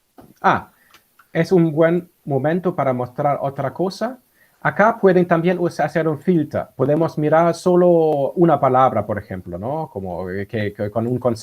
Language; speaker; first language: Spanish; non-native, fluent; German